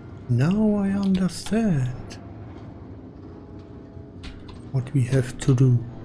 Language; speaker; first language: English; non-native, learner; German